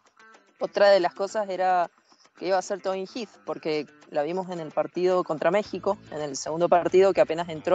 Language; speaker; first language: Spanish; native; Spanish